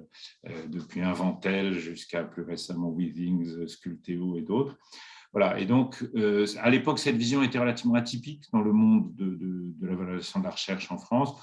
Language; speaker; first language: French; native; French